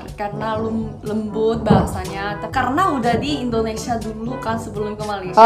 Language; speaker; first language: Indonesian; non-native, fluent; Korean